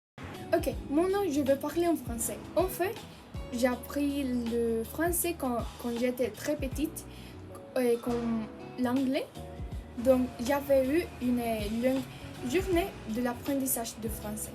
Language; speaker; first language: French; non-native, learner; Spanish